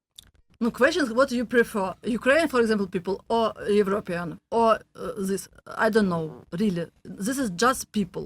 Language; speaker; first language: English; non-native, learner; Russian